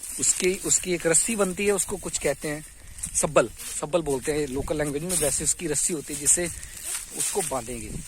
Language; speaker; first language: Hindi; non-native, local second language; Punjabi